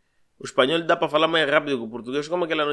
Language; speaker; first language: Portuguese; native; Portuguese